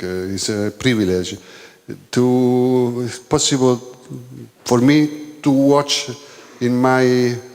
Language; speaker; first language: English; non-native, learner; Italian